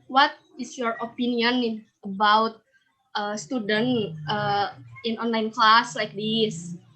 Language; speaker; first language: English; non-native, learner; Indonesian